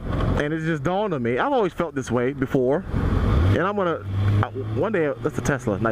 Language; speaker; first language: English; native; English